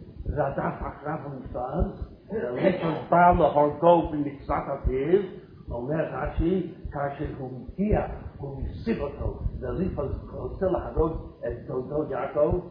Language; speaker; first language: Hebrew; non-native, fluent; English